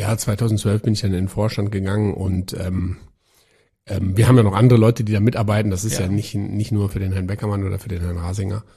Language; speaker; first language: German; native; German